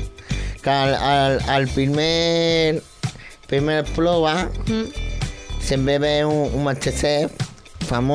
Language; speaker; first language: Catalan; non-native, local second language; Spanish